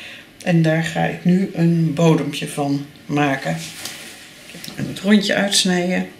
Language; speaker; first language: Dutch; native; Dutch